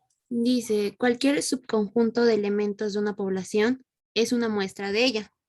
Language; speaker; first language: Spanish; native; Spanish